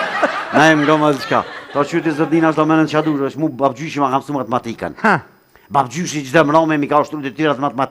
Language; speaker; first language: Albanian; native; Albanian